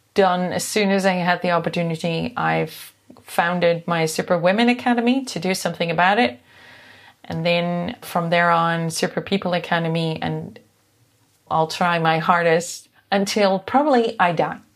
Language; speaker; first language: English; non-native, fluent; Dutch